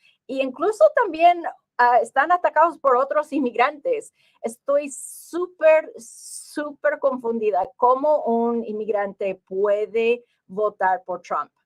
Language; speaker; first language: Spanish; early bilingual, heritage; English